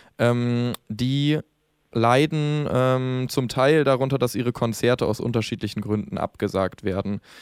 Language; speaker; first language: German; native; German